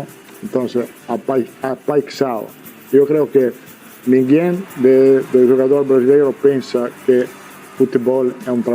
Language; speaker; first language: Portuguese; non-native, learner; Italian